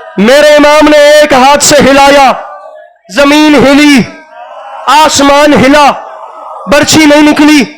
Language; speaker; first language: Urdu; non-native, local second language; Punjabi